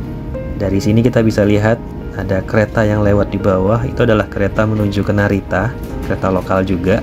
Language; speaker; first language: Indonesian; native; Indonesian